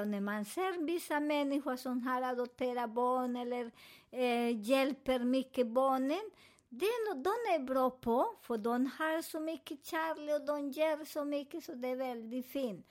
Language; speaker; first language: Swedish; non-native, learner; Spanish